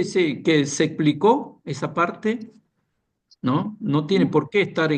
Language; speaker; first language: Spanish; non-native, fluent; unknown